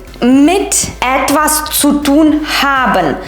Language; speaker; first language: German; non-native, fluent; Ukrainian